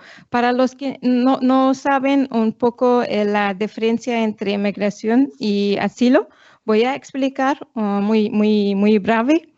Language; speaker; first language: Spanish; non-native, fluent; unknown